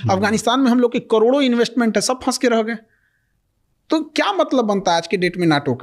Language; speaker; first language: Hindi; native; Hindi